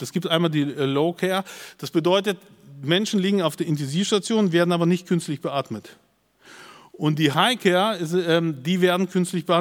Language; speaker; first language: German; native; German